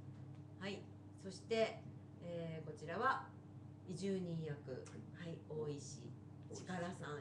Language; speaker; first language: Japanese; native; Japanese